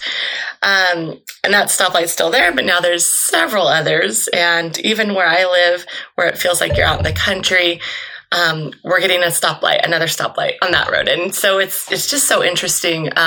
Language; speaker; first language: English; native; English